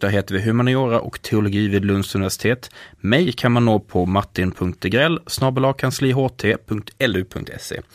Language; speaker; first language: Swedish; native; Swedish